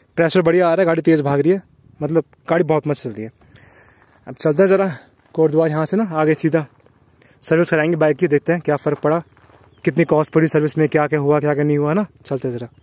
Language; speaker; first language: Hindi; native; Hindi